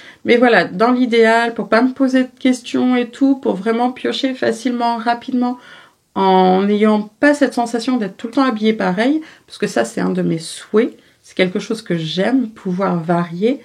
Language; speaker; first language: French; native; French